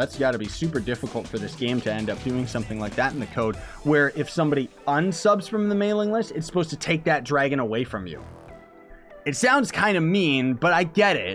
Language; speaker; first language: English; native; English